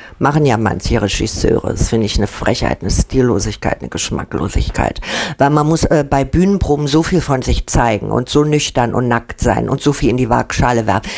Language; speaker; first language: German; native; German